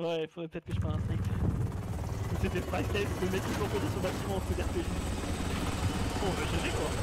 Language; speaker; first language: French; native; French